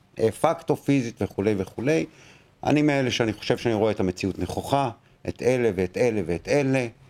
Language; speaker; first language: Hebrew; native; Hebrew